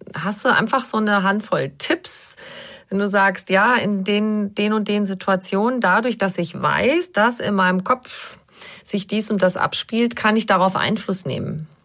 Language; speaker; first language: German; native; German